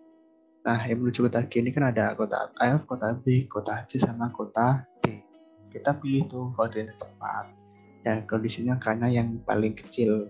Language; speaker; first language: Indonesian; native; Indonesian